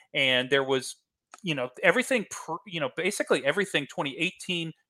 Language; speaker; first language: English; native; English